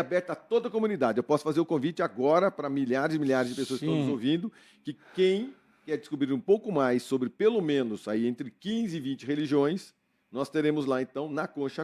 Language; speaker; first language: Portuguese; native; Portuguese